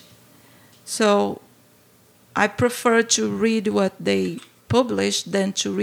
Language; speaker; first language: English; non-native, fluent; Portuguese